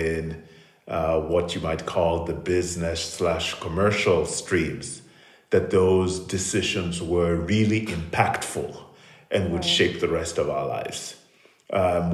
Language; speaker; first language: English; non-native, local second language; Krio